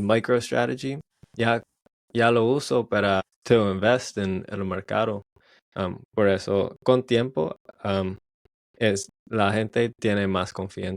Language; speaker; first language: Spanish; non-native, learner; English